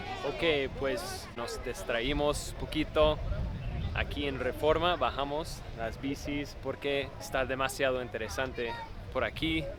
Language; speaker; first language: Spanish; non-native, fluent; English